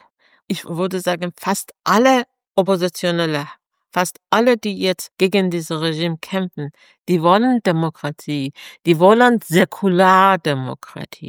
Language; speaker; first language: German; non-native, fluent; Persian